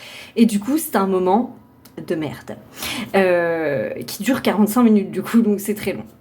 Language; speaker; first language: French; native; French